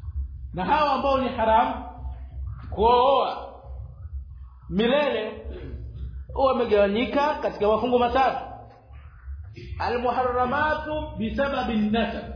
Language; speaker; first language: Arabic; non-native, fluent; Swahili